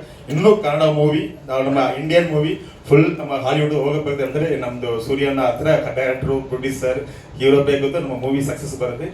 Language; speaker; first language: Kannada; non-native, learner; Tamil